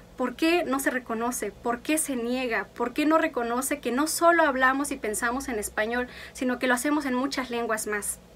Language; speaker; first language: Spanish; non-native, local second language; Mixtepec Mixtec